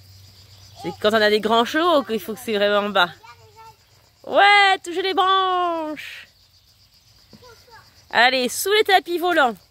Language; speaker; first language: French; native; French